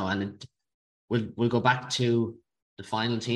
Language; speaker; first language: English; native; English